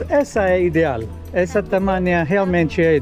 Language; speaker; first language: Portuguese; non-native, learner; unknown